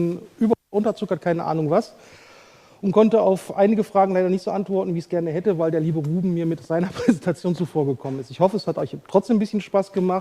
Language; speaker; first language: German; native; German